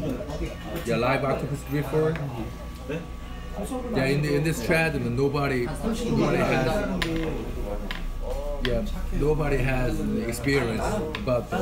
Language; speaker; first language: English; non-native, fluent; Korean